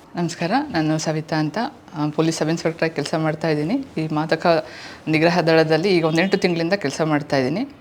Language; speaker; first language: Kannada; native; Kannada